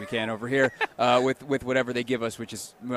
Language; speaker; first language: English; native; English